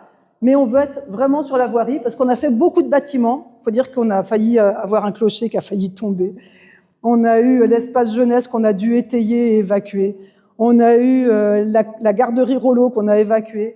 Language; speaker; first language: French; native; French